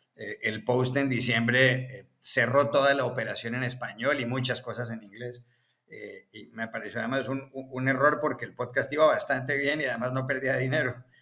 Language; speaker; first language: Spanish; native; Spanish